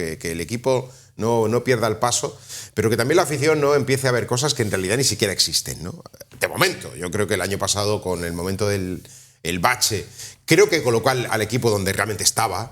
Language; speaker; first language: Spanish; native; Spanish